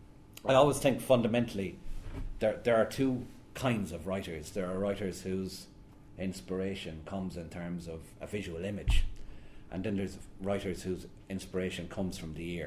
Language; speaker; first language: English; native; English